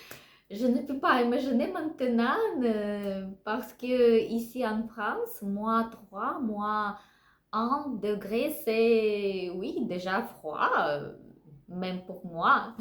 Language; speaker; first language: French; non-native, learner; Russian